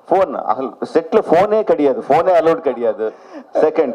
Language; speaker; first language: Tamil; non-native, local second language; Telugu